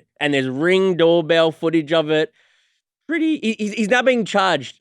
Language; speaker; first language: English; native; English